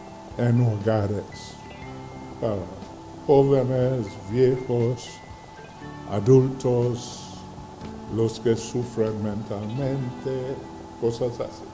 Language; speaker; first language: Spanish; non-native, fluent; English